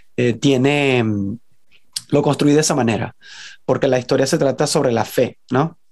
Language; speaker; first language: Spanish; native; Spanish